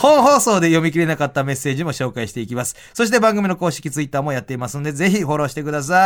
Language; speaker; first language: Japanese; native; Japanese